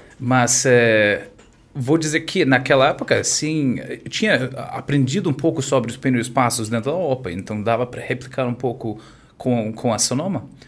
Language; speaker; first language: Portuguese; non-native, fluent; English